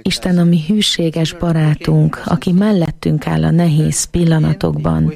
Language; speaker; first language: Hungarian; native; Hungarian